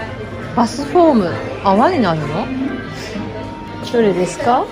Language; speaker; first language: Japanese; native; Japanese